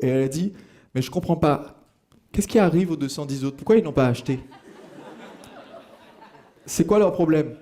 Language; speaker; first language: French; native; French